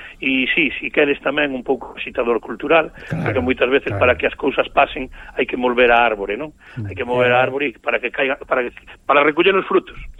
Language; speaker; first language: Galician; native; Galician